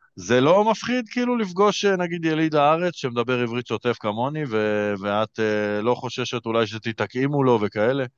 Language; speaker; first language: Hebrew; native; Hebrew